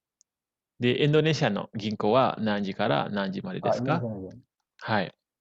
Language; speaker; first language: Japanese; non-native, fluent; Indonesian